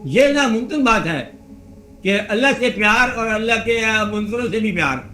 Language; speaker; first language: Urdu; non-native, local second language; Punjabi